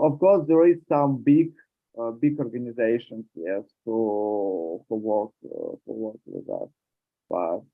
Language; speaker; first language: English; non-native, learner; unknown